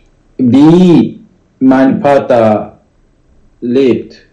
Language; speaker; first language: German; non-native, learner; Japanese